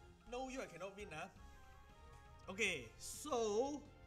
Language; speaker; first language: English; non-native, local second language; Chinese